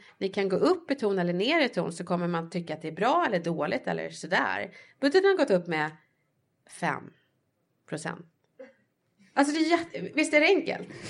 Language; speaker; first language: Swedish; native; Swedish